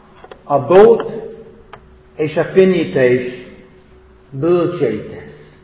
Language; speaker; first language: Hungarian; non-native, fluent; English